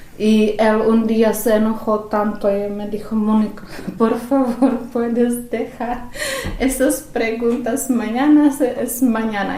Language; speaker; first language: Spanish; non-native, fluent; Czech